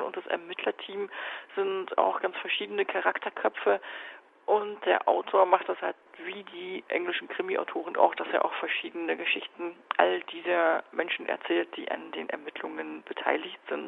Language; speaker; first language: German; native; German